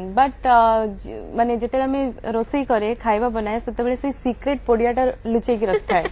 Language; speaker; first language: Odia; native; Odia